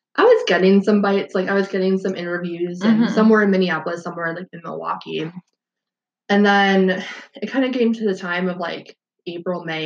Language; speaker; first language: English; native; English